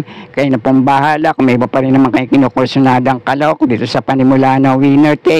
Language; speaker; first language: Filipino; native; Filipino